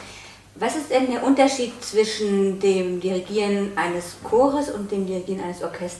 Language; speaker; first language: German; native; German